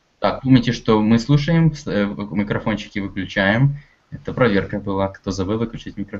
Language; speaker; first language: Russian; native; Russian